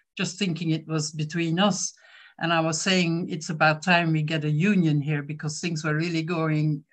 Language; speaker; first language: English; non-native, fluent; French